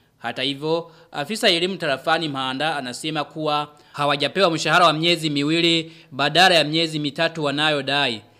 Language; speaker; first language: Swahili; non-native, local second language; Rundi